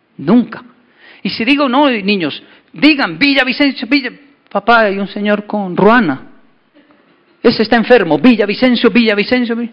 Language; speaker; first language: Spanish; native; Spanish